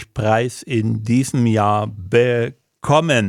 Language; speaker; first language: German; native; German